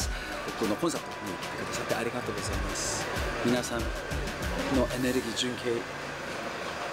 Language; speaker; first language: Japanese; non-native, learner; Korean